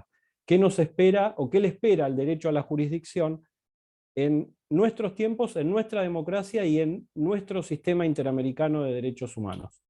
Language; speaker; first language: Spanish; native; Spanish